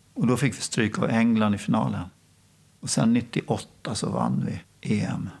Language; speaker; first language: Swedish; native; Swedish